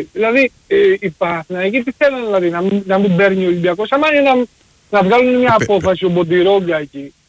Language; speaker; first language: Greek; early bilingual, heritage; Greek